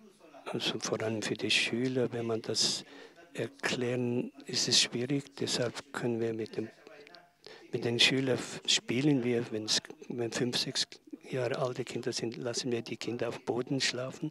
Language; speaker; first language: German; non-native, learner; Tibetan